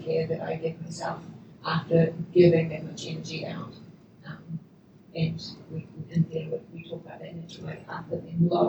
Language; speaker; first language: English; native; English